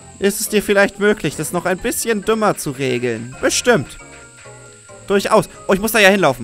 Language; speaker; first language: German; native; German